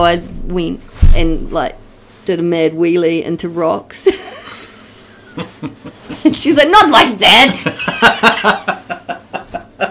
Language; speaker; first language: English; native; English